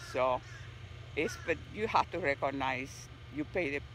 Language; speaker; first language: English; non-native, fluent; Spanish